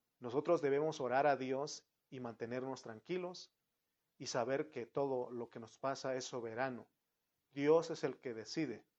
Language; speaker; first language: Spanish; native; Spanish